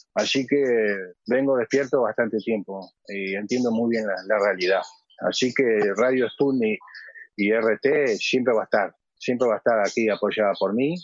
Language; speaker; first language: Spanish; native; Spanish